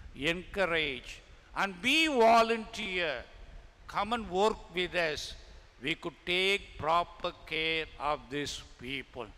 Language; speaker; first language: English; non-native, local second language; Tamil